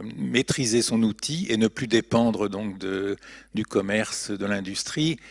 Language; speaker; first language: French; native; French